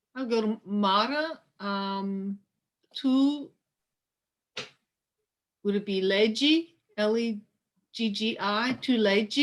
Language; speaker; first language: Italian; non-native, learner; English